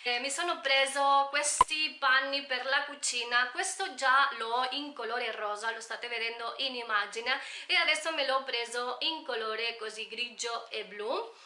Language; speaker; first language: Italian; non-native, fluent; Spanish